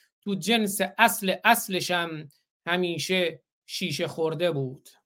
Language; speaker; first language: Persian; native; Persian